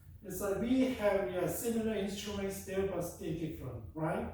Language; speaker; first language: English; non-native, fluent; Korean